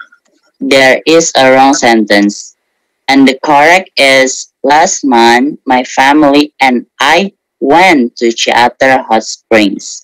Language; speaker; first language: English; non-native, learner; Indonesian